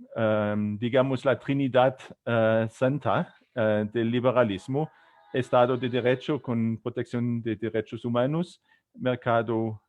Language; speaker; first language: Spanish; non-native, fluent; German